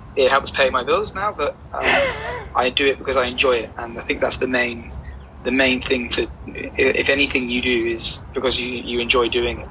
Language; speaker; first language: English; native; English